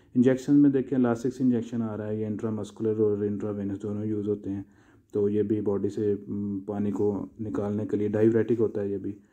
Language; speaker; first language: Urdu; non-native, local second language; Punjabi